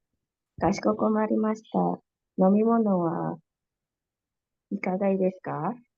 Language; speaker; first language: Japanese; non-native, learner; Indonesian